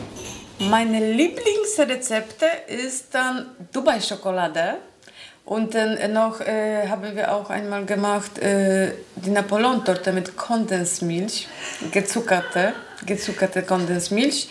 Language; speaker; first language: German; non-native, learner; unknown